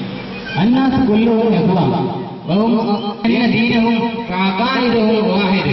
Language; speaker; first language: Arabic; non-native, learner; Malayalam